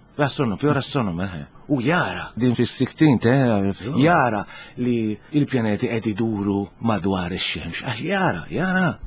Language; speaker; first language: Maltese; early bilingual, heritage; Italian